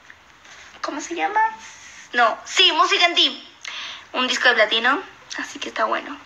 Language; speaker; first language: Spanish; native; Spanish